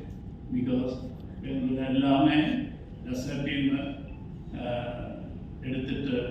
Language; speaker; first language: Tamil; non-native, learner; Malayalam